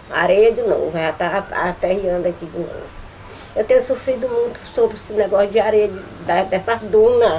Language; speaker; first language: Portuguese; native; Portuguese